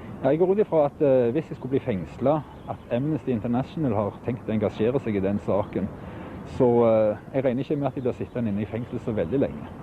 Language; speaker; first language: Norwegian; native; Norwegian